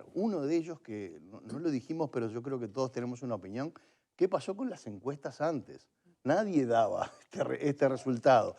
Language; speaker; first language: Spanish; native; Spanish